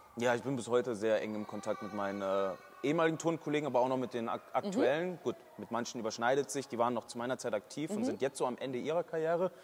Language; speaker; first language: German; native; German